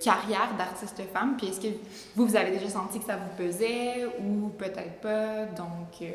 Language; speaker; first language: French; native; French